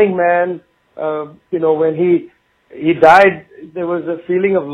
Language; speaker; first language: English; non-native, local second language; Bangla